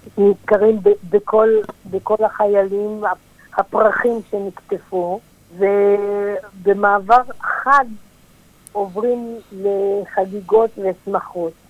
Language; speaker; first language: Hebrew; early bilingual, other home language; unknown